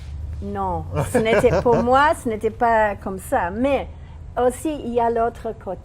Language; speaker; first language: French; non-native, learner; English